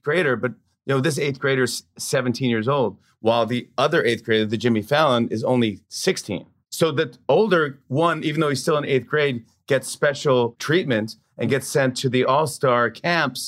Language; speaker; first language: English; native; English